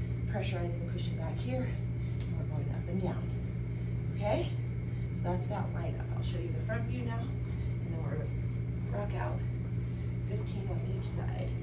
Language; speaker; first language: English; native; English